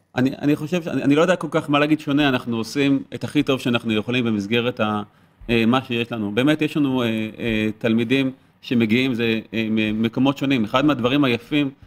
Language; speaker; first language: Hebrew; native; Hebrew